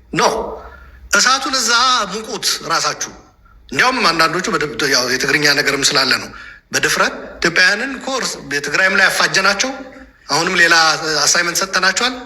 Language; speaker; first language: Amharic; non-native, local second language; Tigrinya